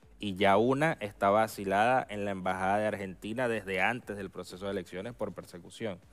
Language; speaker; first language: Spanish; native; Spanish